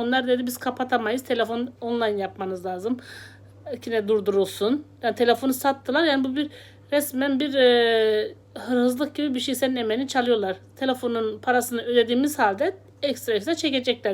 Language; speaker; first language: Turkish; native; Turkish